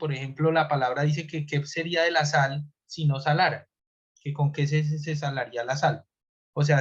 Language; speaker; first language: Spanish; native; Spanish